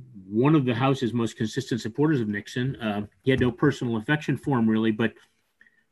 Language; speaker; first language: English; native; English